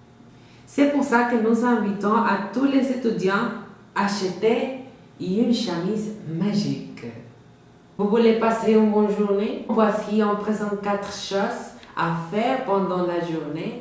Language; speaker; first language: French; non-native, learner; Spanish